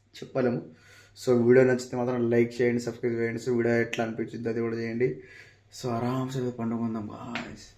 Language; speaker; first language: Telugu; native; Telugu